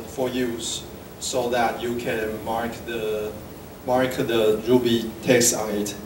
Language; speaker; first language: English; non-native, fluent; Chinese